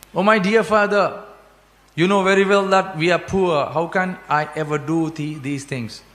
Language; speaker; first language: English; non-native, local second language; Urdu